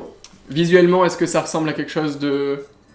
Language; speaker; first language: French; native; French